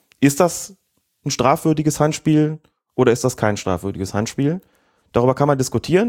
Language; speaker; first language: German; native; German